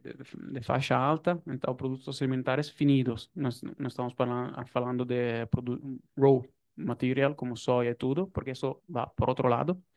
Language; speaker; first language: Portuguese; non-native, fluent; Italian